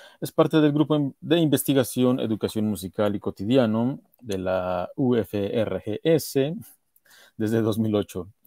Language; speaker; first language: Spanish; native; Spanish